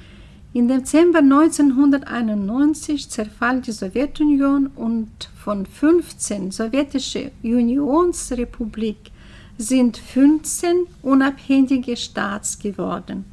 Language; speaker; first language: German; early bilingual, heritage; German